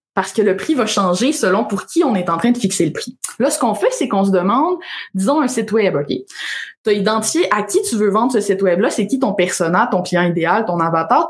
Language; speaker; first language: French; native; French